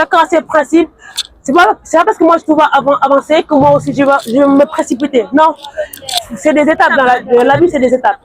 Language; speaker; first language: French; non-native, local second language; Wolof